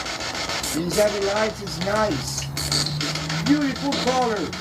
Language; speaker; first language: English; non-native, local second language; French